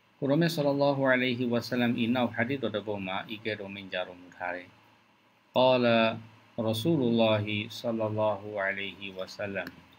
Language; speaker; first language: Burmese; native; Burmese